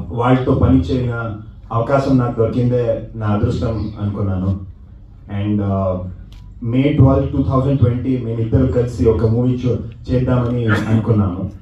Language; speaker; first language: Telugu; non-native, learner; Kannada